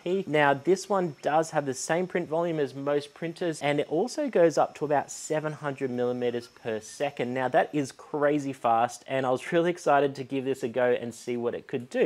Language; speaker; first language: English; native; English